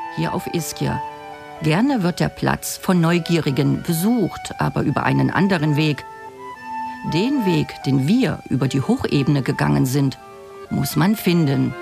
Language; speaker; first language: German; native; German